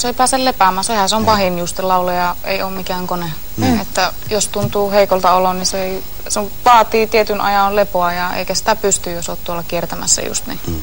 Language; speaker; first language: Finnish; native; Finnish